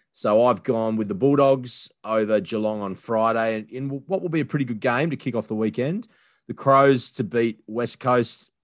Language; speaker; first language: English; native; English